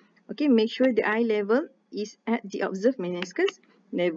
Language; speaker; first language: English; non-native, local second language; Malay